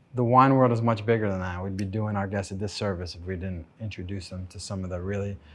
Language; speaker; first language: English; native; English